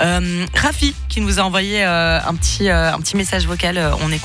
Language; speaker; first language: French; native; French